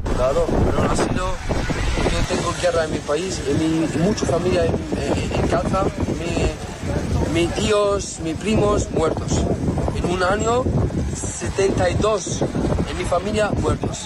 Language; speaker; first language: Spanish; non-native, learner; Arabic